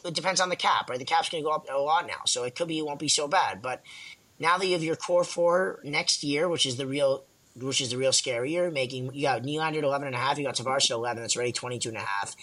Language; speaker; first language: English; native; English